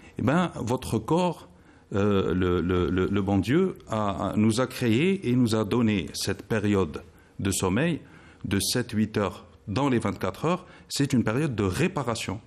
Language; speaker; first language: French; non-native, local second language; Arabic